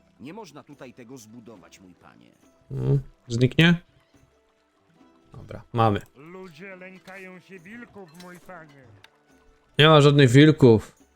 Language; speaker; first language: Polish; native; Polish